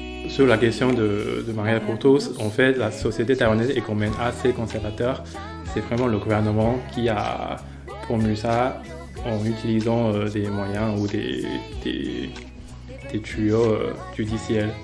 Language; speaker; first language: French; non-native, fluent; Chinese